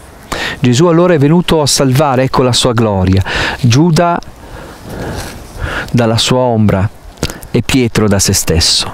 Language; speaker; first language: Italian; native; Italian